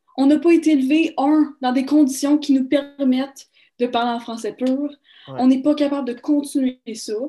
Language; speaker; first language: French; native; French